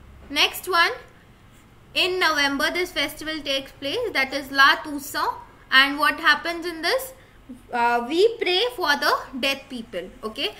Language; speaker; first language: English; non-native, local second language; Hindi